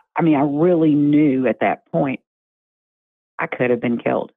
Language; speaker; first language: English; native; English